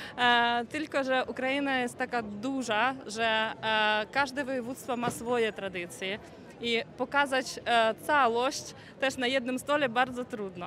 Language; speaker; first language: Polish; non-native, fluent; Ukrainian